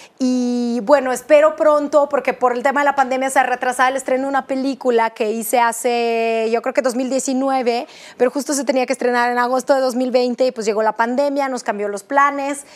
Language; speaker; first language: Spanish; non-native, fluent; Russian